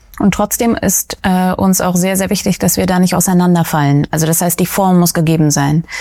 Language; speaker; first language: German; early bilingual, other home language; Russian